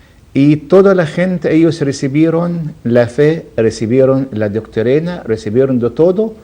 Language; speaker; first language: Spanish; non-native, learner; Arabic